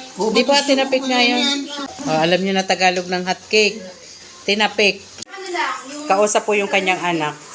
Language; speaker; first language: Filipino; native; Filipino